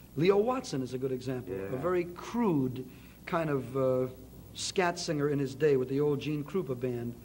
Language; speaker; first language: English; native; English